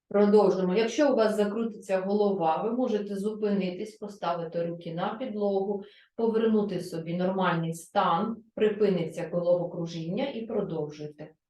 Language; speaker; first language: Ukrainian; non-native, local second language; Russian